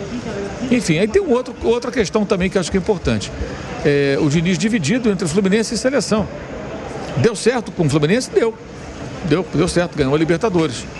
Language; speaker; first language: Portuguese; native; Portuguese